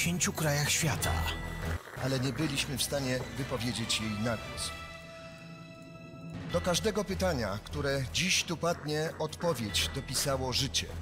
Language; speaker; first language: Polish; native; Polish